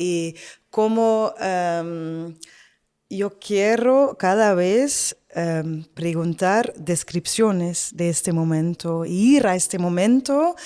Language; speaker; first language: Spanish; non-native, learner; Dutch